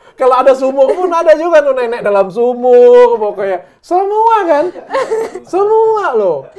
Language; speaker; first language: Indonesian; native; Indonesian